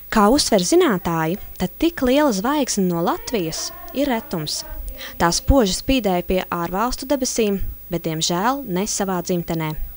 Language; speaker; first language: Latvian; native; Latvian